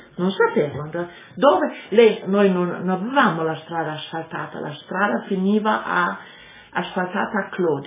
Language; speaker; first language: Italian; non-native, local second language; Slovenian